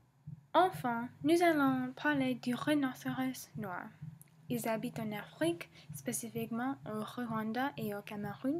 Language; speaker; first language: French; non-native, learner; English